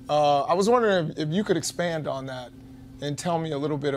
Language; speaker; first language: English; native; English